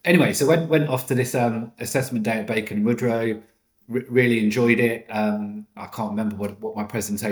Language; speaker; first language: English; native; English